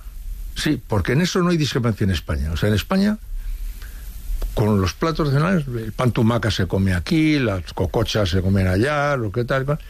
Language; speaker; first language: Spanish; native; Spanish